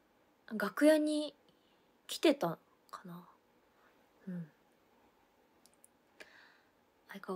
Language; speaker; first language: Japanese; native; Japanese